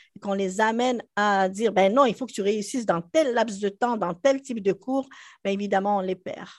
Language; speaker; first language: French; non-native, local second language; Arabic